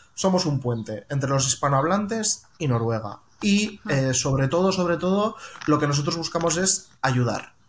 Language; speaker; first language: Spanish; native; Spanish